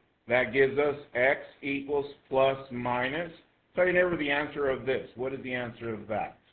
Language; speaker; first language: English; native; English